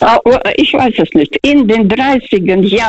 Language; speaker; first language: German; non-native, fluent; Russian